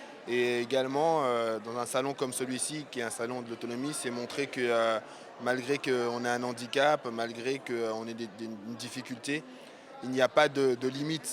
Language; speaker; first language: French; native; French